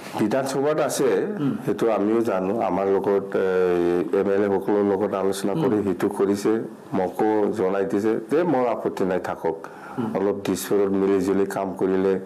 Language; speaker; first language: Assamese; non-native, local second language; Bodo